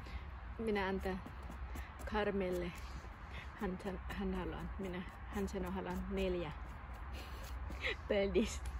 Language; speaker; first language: Finnish; non-native, learner; Thai